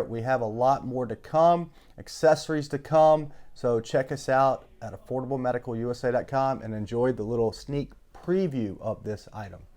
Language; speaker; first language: English; native; English